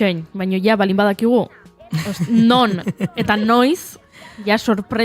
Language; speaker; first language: Basque; native; Basque